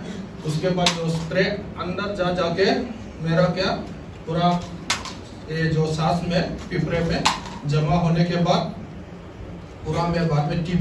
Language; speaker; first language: Hindi; non-native, local second language; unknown